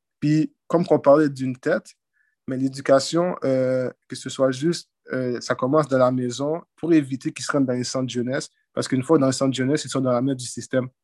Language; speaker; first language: French; early bilingual, other home language; Haitian Creole